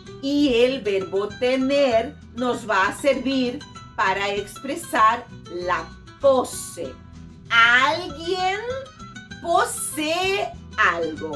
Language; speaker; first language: Spanish; non-native, fluent; Portuguese